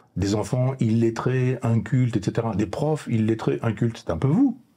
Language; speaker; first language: French; native; French